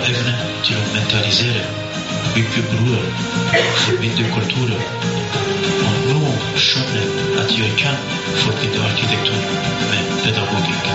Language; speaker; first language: Norwegian; non-native, learner; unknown